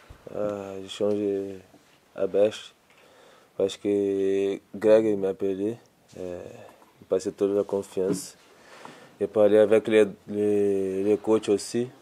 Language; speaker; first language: French; non-native, learner; Portuguese